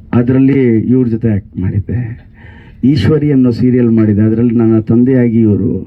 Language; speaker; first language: Kannada; native; Kannada